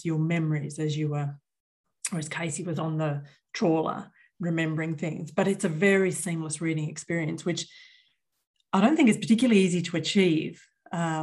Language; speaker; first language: English; native; English